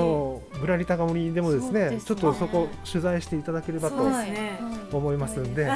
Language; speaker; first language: Japanese; native; Japanese